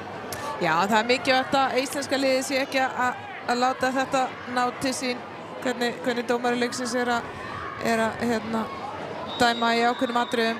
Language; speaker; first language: Icelandic; native; Icelandic